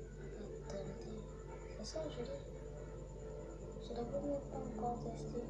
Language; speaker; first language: French; non-native, local second language; Lingala